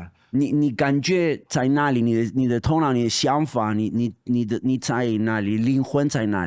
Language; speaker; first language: Chinese; non-native, fluent; Spanish